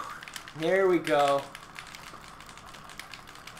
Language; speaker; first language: English; native; English